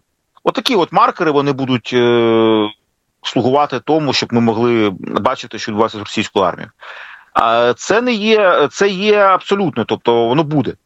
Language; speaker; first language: Ukrainian; native; Ukrainian